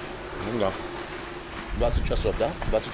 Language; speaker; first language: Russian; non-native, learner; English